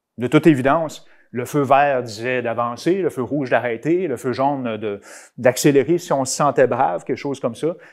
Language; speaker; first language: French; native; French